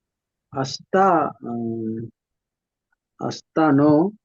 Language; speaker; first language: Japanese; non-native, learner; Sinhala